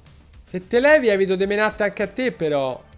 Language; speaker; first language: Italian; native; Italian